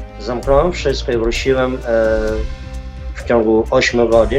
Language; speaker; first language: Polish; non-native, fluent; Ukrainian